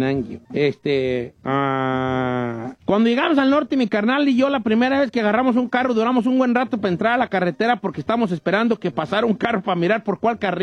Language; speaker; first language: Spanish; native; Spanish